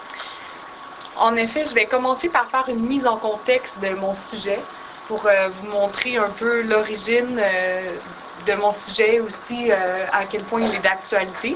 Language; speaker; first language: French; native; French